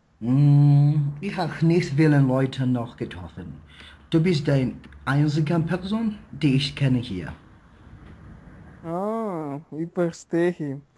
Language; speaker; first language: German; non-native, learner; Spanish